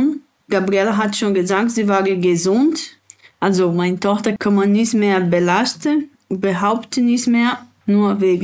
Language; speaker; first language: German; non-native, learner; Portuguese